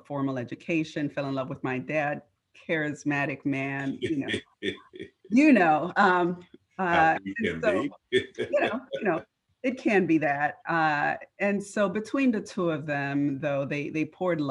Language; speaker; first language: English; non-native, fluent; Spanish